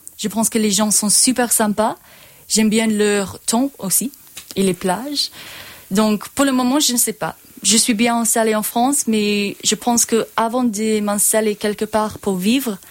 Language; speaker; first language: French; non-native, learner; English